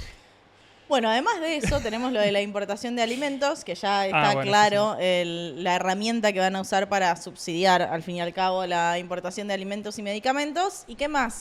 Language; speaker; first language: Spanish; native; Spanish